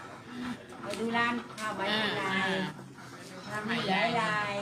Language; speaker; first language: Thai; native; Thai